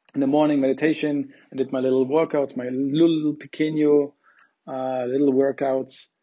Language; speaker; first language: English; non-native, fluent; German